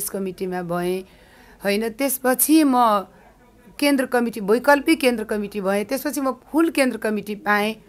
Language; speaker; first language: Nepali; non-native, local second language; Maithili